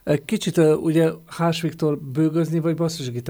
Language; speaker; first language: Hungarian; native; Hungarian